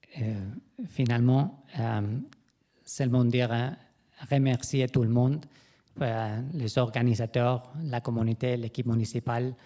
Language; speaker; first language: French; non-native, fluent; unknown